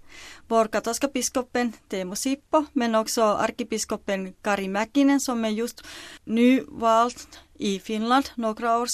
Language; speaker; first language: Swedish; non-native, local second language; Finnish